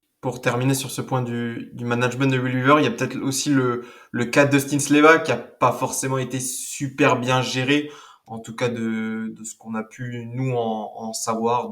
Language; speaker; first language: French; native; French